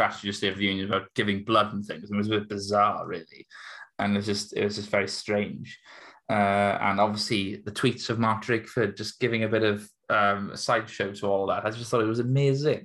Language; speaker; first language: English; native; English